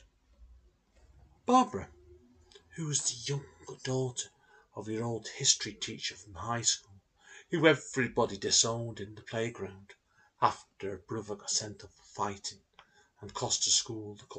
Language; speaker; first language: English; native; English